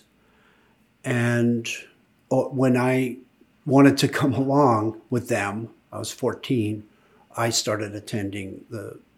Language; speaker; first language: English; native; English